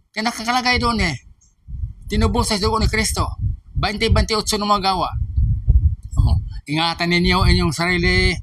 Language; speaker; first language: Filipino; non-native, local second language; Cebuano